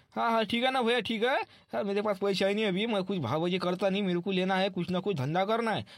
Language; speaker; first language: Hindi; non-native, local second language; Marathi